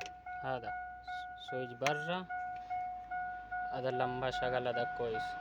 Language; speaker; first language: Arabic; non-native, learner; Urdu